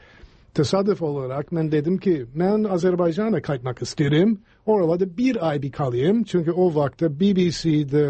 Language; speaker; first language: Turkish; non-native, fluent; English